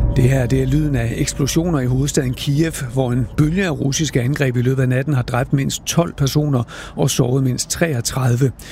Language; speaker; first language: Danish; native; Danish